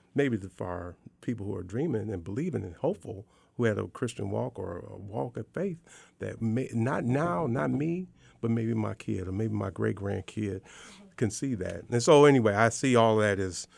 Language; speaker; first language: English; native; English